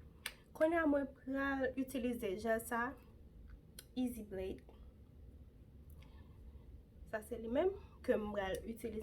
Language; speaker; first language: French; non-native, local second language; Haitian Creole